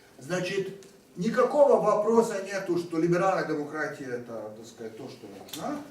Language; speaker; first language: Russian; non-native, fluent; Hungarian